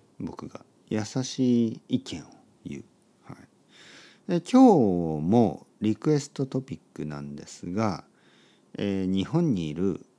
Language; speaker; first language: Japanese; native; Japanese